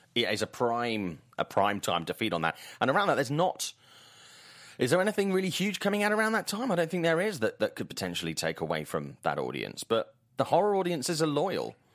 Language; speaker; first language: English; native; English